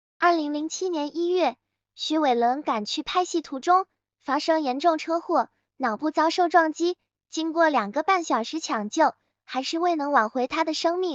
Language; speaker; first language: Chinese; native; Chinese